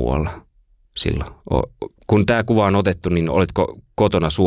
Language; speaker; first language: Finnish; native; Finnish